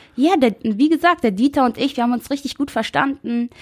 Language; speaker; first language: German; native; German